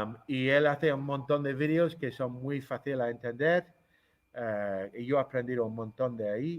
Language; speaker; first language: Spanish; non-native, fluent; English